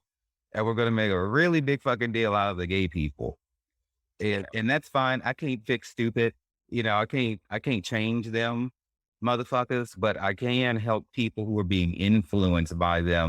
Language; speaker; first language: English; native; English